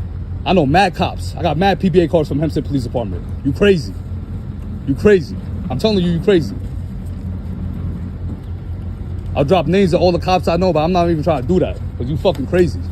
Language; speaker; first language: English; native; English